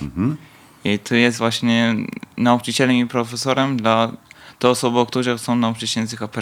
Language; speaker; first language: Polish; non-native, fluent; Persian